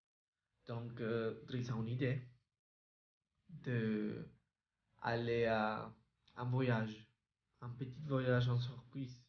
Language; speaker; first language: French; non-native, learner; Spanish